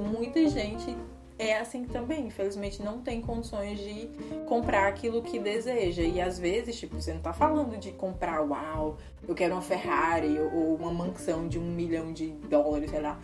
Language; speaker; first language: Portuguese; native; Portuguese